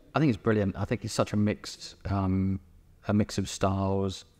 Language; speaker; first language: English; native; English